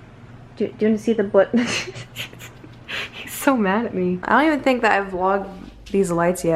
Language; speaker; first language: English; native; English